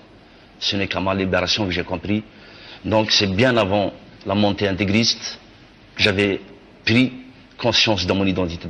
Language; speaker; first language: French; non-native, local second language; Kabyle